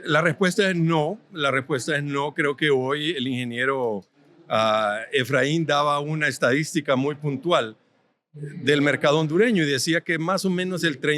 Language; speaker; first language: Spanish; native; Spanish